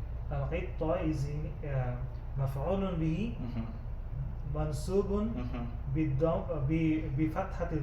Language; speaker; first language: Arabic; non-native, learner; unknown